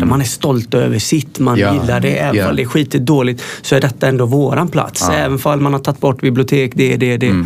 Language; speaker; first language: Swedish; native; Swedish